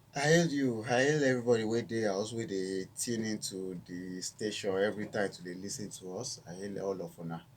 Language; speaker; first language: Nigerian Pidgin; non-native, local second language; Yoruba